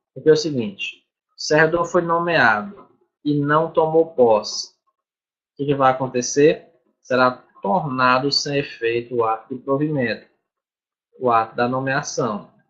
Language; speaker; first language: Portuguese; native; Portuguese